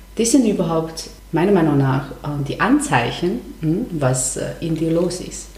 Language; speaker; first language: German; non-native, fluent; Chinese